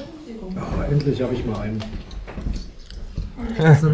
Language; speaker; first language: German; native; German